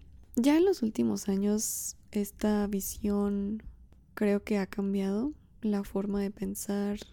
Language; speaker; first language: Spanish; native; Spanish